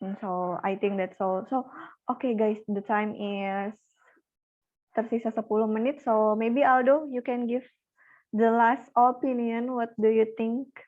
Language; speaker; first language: English; non-native, learner; Indonesian